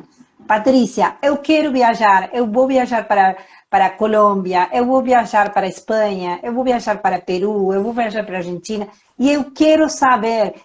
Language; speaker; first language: Portuguese; non-native, fluent; Spanish